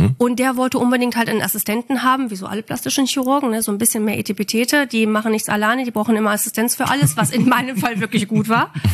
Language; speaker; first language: German; early bilingual, other home language; Polish